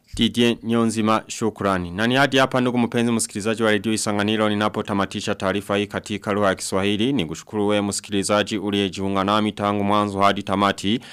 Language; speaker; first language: Swahili; non-native, local second language; Rundi